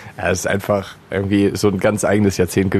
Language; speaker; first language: German; native; German